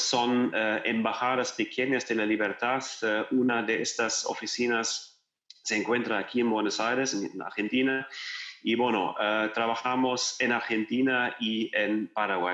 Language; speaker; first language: Spanish; non-native, learner; German